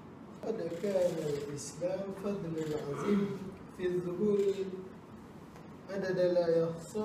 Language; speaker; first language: Arabic; non-native, learner; Malay